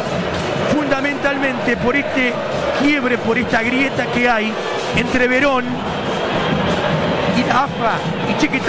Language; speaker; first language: Spanish; native; Spanish